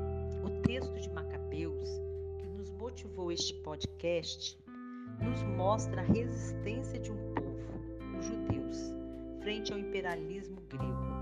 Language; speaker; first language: Portuguese; native; Portuguese